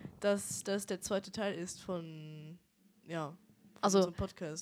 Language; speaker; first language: German; native; German